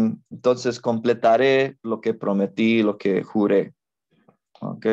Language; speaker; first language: Spanish; non-native, fluent; English